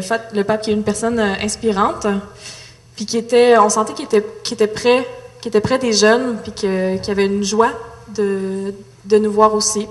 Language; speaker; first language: French; native; French